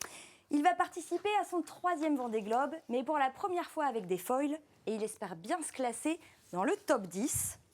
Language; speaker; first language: French; native; French